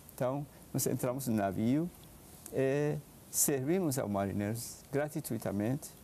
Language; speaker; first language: Portuguese; non-native, fluent; Persian